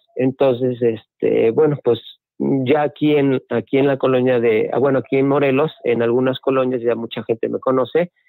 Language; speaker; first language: Spanish; native; Spanish